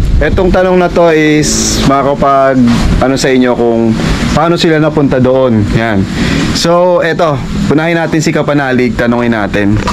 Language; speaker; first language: Filipino; native; Filipino